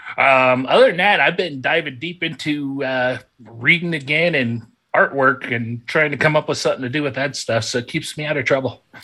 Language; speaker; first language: English; native; English